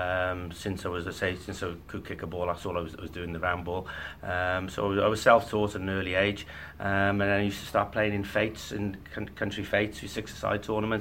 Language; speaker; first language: English; native; English